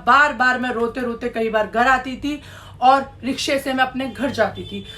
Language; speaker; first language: Hindi; native; Hindi